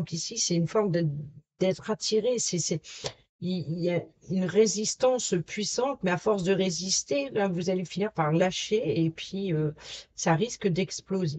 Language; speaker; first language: French; native; French